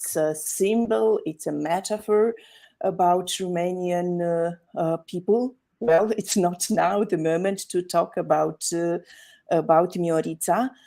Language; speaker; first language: English; non-native, fluent; Romanian